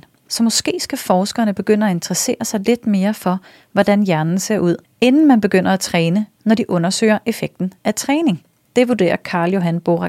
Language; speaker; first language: Danish; native; Danish